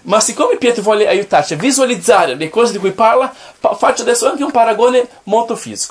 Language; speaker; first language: Italian; non-native, fluent; Portuguese